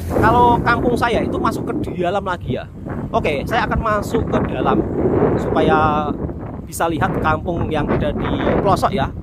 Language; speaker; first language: Indonesian; native; Indonesian